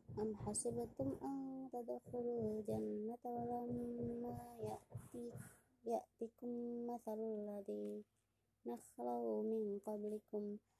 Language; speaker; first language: Arabic; non-native, learner; Indonesian